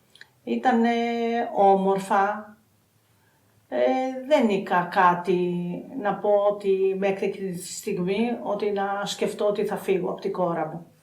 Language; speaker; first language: Greek; non-native, fluent; Albanian